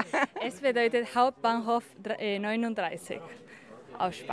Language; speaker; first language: German; non-native, learner; Spanish